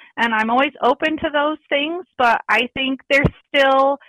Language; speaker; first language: English; native; English